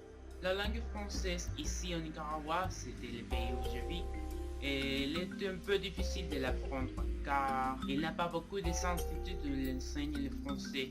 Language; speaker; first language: French; non-native, learner; Spanish